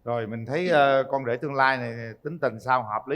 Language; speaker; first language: Vietnamese; native; Vietnamese